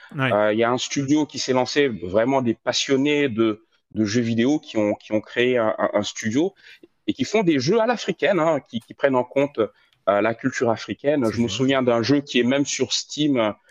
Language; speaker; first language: French; non-native, local second language; Wolof